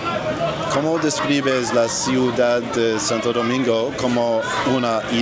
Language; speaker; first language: Spanish; non-native, learner; English